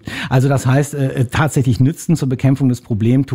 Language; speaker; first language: German; native; German